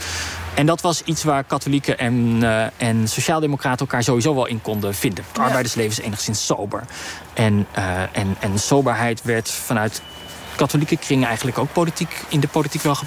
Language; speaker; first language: Dutch; native; Dutch